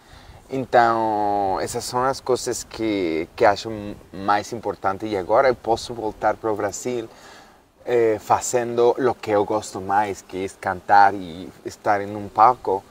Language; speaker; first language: Portuguese; non-native, fluent; Spanish